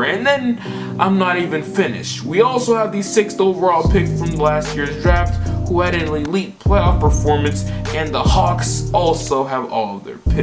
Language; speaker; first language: English; native; English